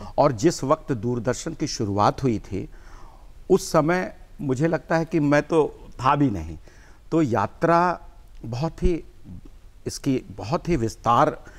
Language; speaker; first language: Hindi; native; Hindi